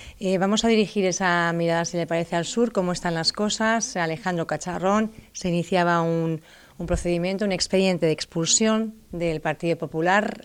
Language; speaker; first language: Spanish; native; Spanish